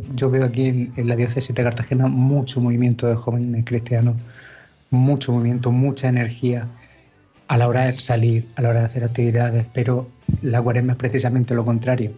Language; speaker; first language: Spanish; native; Spanish